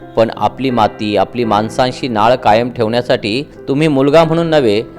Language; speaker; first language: Marathi; non-native, local second language; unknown